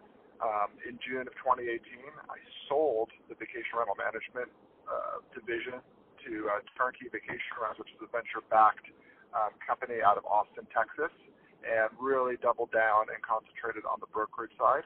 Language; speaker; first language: English; native; English